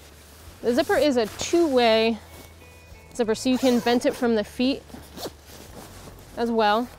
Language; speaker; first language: English; native; English